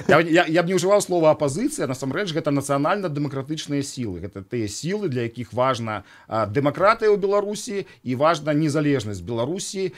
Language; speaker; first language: Belarusian; native; Belarusian